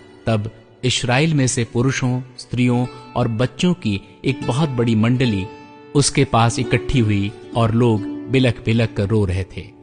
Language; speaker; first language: Hindi; native; Hindi